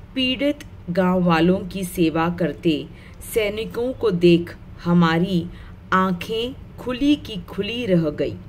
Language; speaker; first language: Hindi; non-native, local second language; Marathi